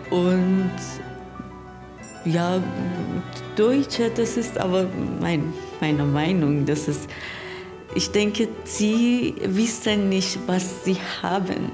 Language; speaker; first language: German; non-native, learner; Persian